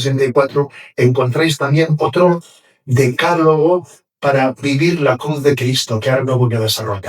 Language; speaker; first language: Spanish; native; Spanish